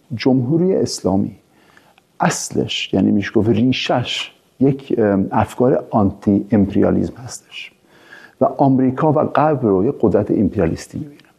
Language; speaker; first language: Persian; early bilingual, heritage; Persian